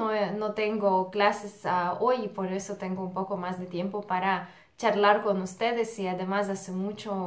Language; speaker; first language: Spanish; non-native, fluent; Russian